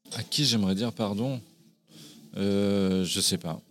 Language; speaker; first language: French; native; French